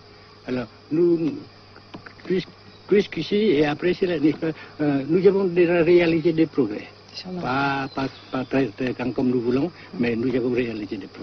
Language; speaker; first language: French; non-native, fluent; Vietnamese